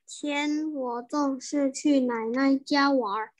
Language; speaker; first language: Chinese; non-native, learner; Indonesian